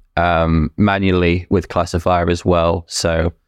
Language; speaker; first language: English; native; English